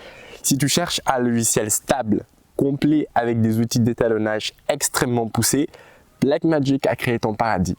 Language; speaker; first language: French; native; French